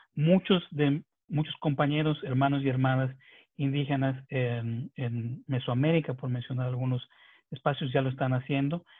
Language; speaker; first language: Spanish; non-native, local second language; Yucateco